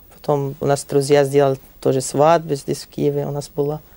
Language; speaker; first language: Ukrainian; non-native, learner; Arabic